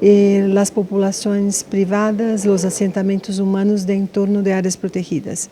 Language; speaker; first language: Spanish; non-native, fluent; Portuguese